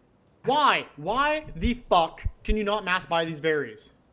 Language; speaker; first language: English; native; English